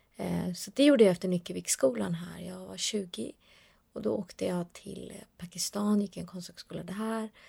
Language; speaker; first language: Swedish; early bilingual, other home language; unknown